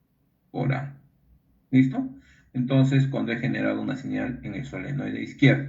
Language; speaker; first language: Spanish; native; Spanish